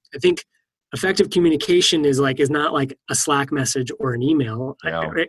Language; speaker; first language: English; native; English